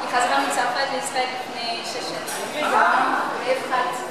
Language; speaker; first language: Hebrew; non-native, learner; French